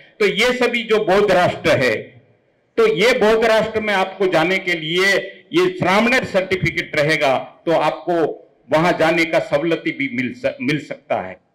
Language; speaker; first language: Hindi; non-native, local second language; Marathi